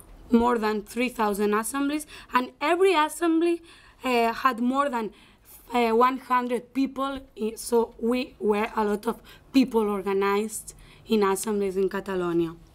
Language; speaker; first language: English; non-native, fluent; Spanish